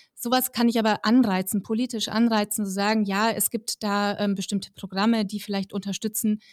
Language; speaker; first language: German; native; German